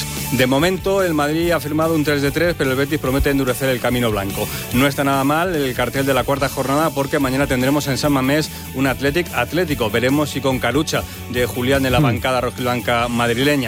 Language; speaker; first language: Spanish; native; Spanish